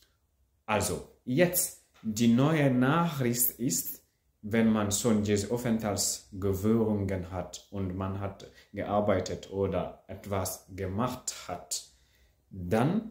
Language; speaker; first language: German; non-native, learner; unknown